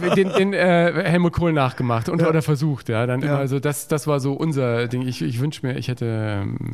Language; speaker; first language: German; native; German